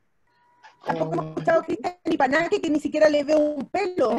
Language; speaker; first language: Spanish; native; Spanish